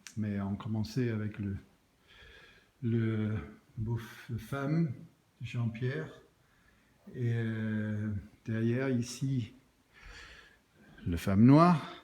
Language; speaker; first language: French; non-native, learner; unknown